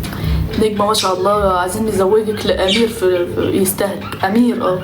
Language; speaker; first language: Arabic; native; Arabic